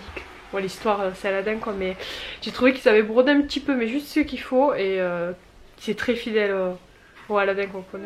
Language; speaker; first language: French; native; French